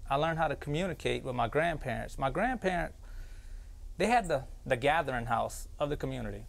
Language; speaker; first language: English; native; English